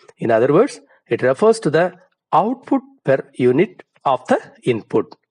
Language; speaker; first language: English; non-native, local second language; Tamil